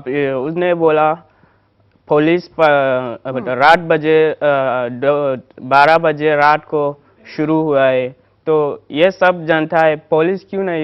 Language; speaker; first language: Hindi; non-native, learner; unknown